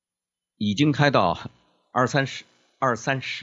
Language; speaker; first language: Chinese; native; Chinese